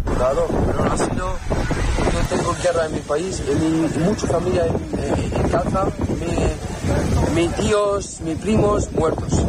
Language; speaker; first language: Spanish; non-native, learner; Arabic